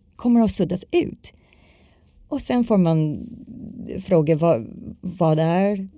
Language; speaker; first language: Swedish; non-native, fluent; English